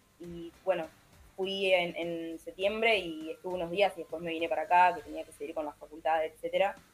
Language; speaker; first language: Spanish; native; Spanish